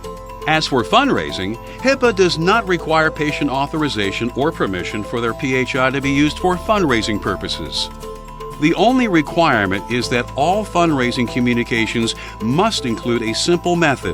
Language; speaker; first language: English; native; English